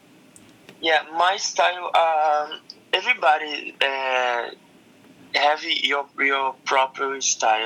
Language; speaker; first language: English; non-native, learner; Portuguese